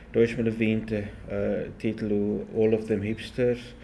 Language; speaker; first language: Portuguese; non-native, learner; Afrikaans